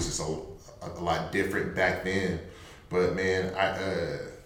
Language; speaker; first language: English; native; English